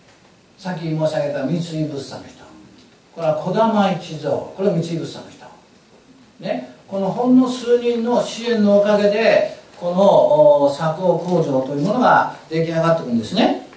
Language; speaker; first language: Japanese; native; Japanese